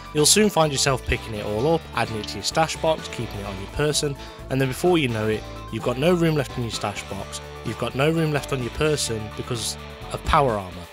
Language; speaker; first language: English; native; English